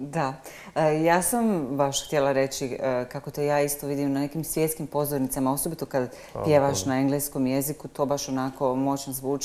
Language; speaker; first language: Serbian; native; Serbian